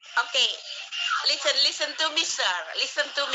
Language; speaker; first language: English; non-native, learner; Indonesian